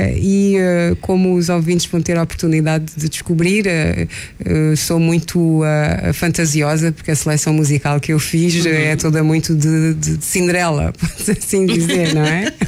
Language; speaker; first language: Portuguese; non-native, local second language; Kabuverdianu